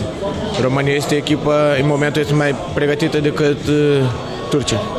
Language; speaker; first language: Romanian; non-native, learner; Portuguese